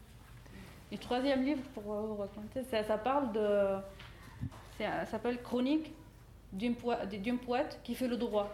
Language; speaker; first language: French; non-native, fluent; Arabic